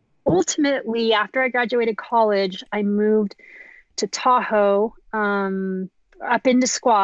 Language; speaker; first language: English; native; English